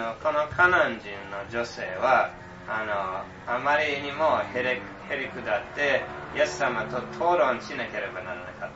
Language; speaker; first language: Japanese; non-native, fluent; English